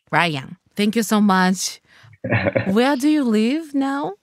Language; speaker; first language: English; non-native, learner; Japanese